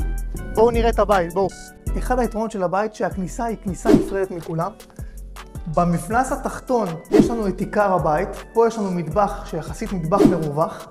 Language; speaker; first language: Hebrew; native; Hebrew